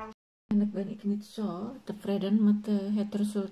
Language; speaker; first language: Dutch; non-native, learner; Indonesian